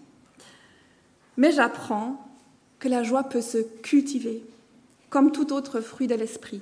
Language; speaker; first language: French; non-native, fluent; German